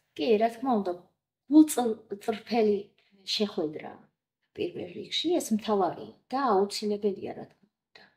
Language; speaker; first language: Georgian; non-native, local second language; Azerbaijani